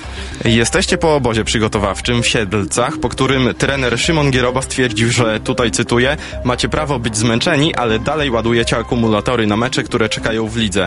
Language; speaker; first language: Polish; native; Polish